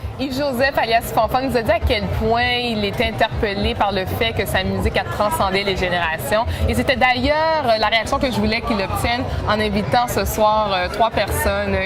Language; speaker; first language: French; native; French